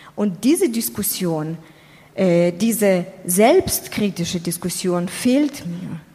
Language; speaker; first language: German; non-native, fluent; Ukrainian